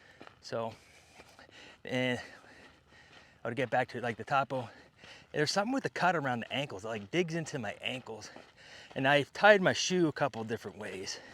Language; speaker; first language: English; native; English